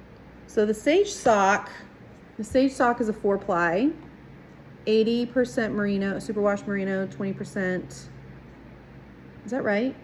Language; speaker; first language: English; native; English